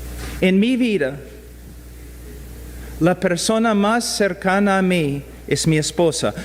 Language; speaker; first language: Spanish; non-native, fluent; English